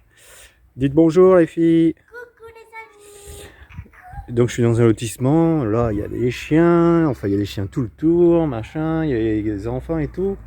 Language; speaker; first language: French; native; French